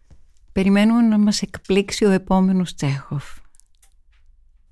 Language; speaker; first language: Greek; native; Greek